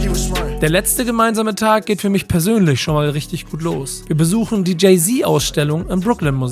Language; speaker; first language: German; native; German